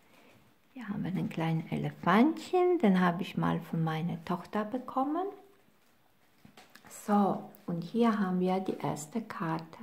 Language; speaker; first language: German; non-native, fluent; Polish